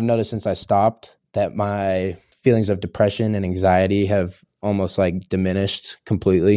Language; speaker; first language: English; native; English